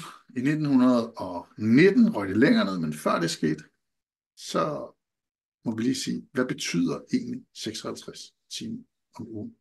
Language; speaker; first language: Danish; native; Danish